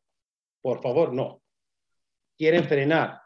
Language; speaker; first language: Spanish; non-native, learner; Kurdish